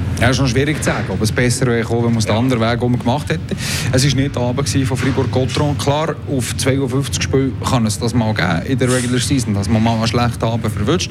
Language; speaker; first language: German; native; German